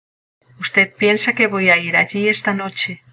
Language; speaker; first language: Spanish; non-native, learner; English